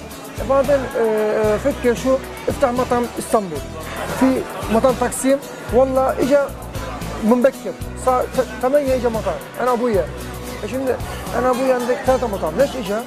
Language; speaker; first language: Arabic; non-native, learner; Turkish